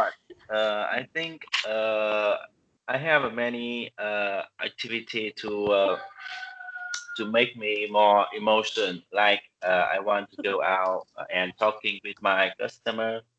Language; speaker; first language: English; non-native, learner; Vietnamese